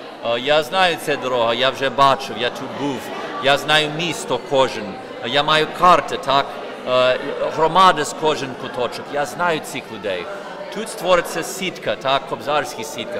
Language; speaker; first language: Ukrainian; early bilingual, heritage; Ukrainian